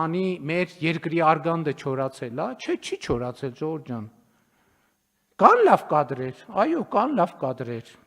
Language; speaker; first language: Armenian; native; Armenian